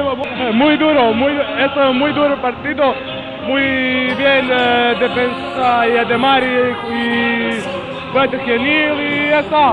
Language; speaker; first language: Spanish; non-native, learner; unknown